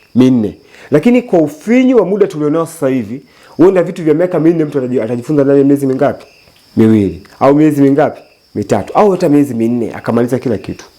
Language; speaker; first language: Swahili; native; Swahili